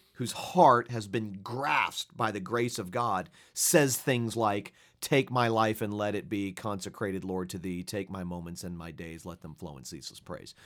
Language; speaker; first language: English; native; English